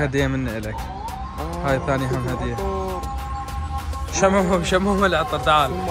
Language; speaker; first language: Arabic; native; Arabic